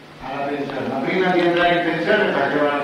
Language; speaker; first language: Italian; native; Italian